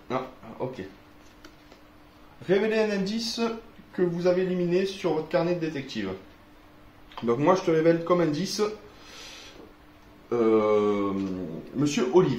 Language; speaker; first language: French; native; French